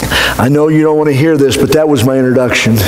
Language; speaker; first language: English; native; English